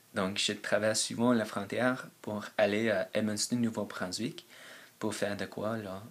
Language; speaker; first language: French; non-native, fluent; English